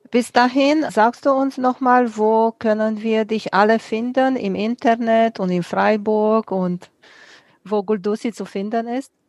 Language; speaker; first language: German; non-native, fluent; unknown